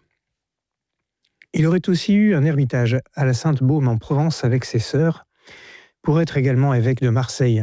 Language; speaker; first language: French; native; French